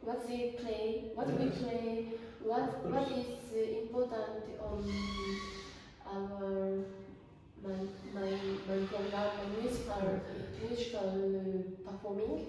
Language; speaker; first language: English; non-native, learner; Japanese